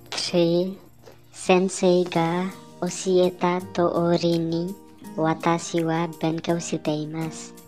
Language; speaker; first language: Japanese; non-native, learner; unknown